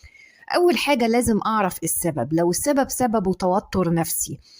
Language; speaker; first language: Arabic; native; Arabic